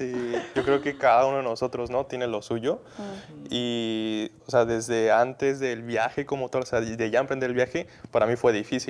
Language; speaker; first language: Spanish; native; Spanish